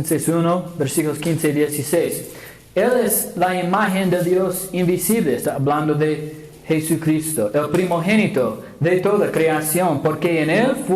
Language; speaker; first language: Spanish; non-native, fluent; English